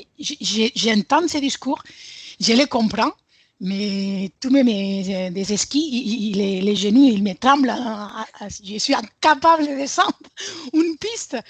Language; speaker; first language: French; non-native, fluent; Spanish